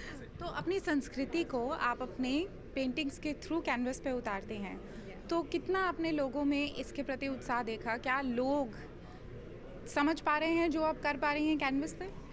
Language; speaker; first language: Hindi; non-native, local second language; Punjabi